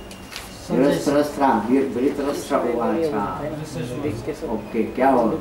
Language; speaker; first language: Hindi; non-native, learner; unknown